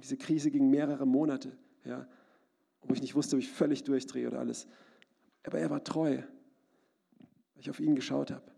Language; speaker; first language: German; native; German